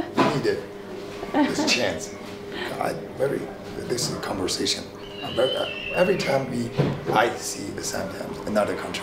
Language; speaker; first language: English; non-native, learner; Tibetan